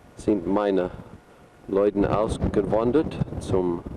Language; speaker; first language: German; early bilingual, other home language; English